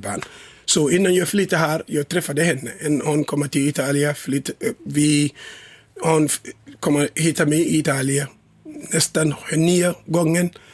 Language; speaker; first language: Swedish; non-native, learner; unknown